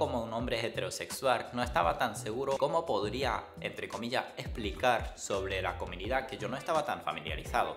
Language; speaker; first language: Spanish; non-native, fluent; Japanese